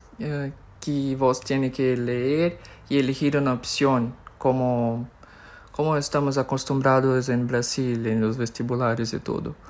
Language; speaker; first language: Spanish; non-native, fluent; Portuguese